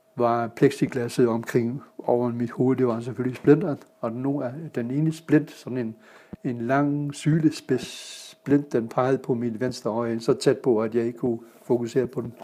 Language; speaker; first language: Danish; non-native, fluent; German